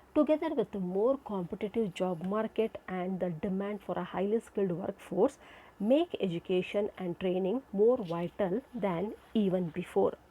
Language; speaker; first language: English; non-native, local second language; Kannada